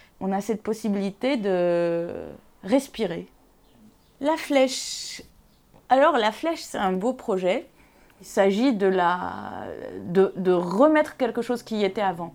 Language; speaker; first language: French; non-native, local second language; Arabic